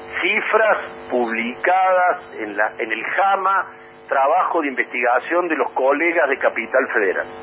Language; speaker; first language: Spanish; native; Spanish